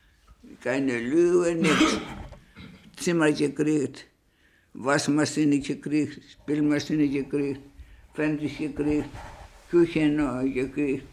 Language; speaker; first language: German; non-native, learner; Greek